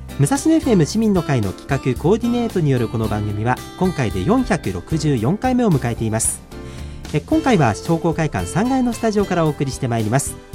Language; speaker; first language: Japanese; native; Japanese